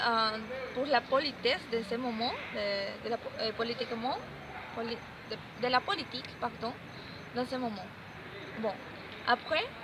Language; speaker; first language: French; non-native, learner; Spanish